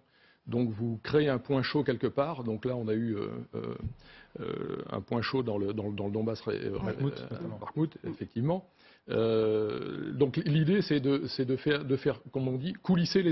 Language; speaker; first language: French; native; French